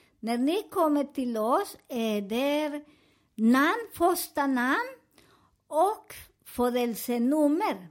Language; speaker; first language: Swedish; non-native, learner; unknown